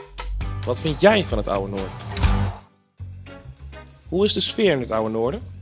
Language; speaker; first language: Dutch; native; Dutch